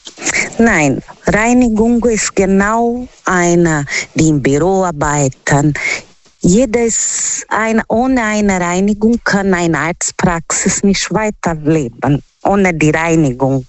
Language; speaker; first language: German; non-native, learner; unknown